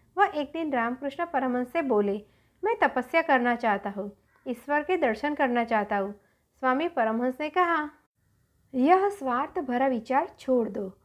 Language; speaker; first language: Hindi; non-native, local second language; Gujarati